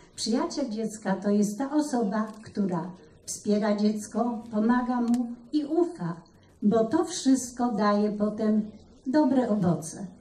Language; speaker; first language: Polish; native; Polish